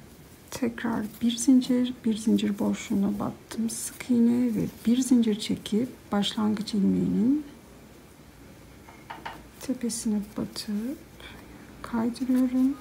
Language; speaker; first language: Turkish; native; Turkish